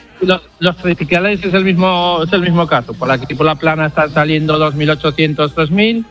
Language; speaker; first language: Spanish; native; Spanish